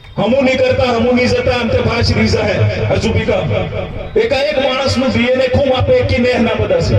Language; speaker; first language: Gujarati; non-native, local second language; Rathawi